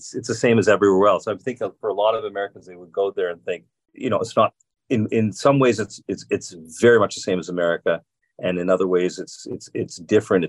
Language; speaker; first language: English; native; English